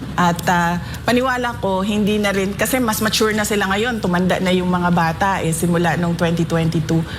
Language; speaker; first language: Filipino; non-native, local second language; Cebuano